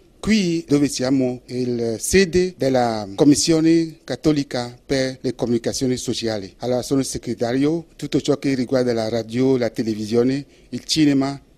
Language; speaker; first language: Italian; non-native, fluent; Ewe